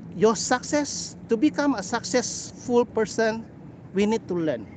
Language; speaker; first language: English; non-native, local second language; Malay